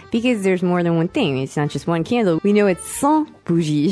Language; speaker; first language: English; native; English